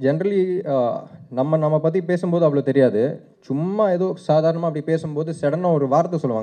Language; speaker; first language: Tamil; non-native, local second language; Telugu